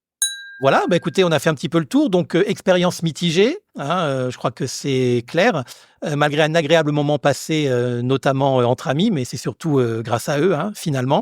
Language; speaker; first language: French; native; French